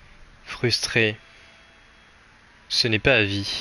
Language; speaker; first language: French; native; French